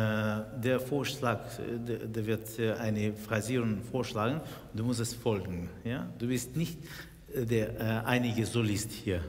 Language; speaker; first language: German; non-native, fluent; Russian